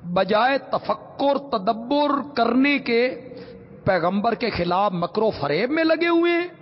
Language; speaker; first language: Urdu; non-native, local second language; Punjabi